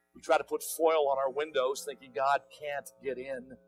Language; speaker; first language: English; native; English